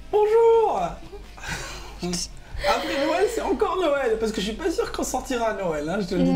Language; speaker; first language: French; native; French